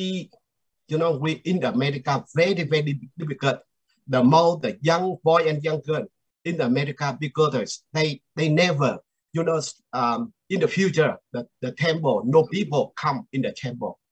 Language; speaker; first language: English; non-native, learner; Vietnamese